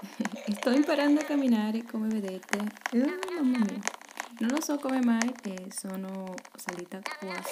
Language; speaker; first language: Italian; non-native, fluent; Spanish